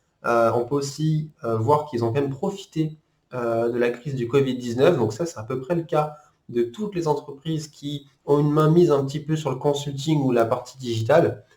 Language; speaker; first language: French; native; French